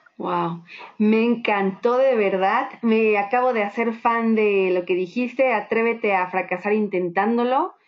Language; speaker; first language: Spanish; native; Spanish